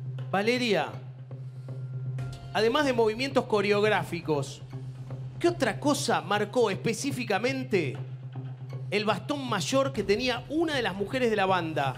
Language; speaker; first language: Spanish; native; Spanish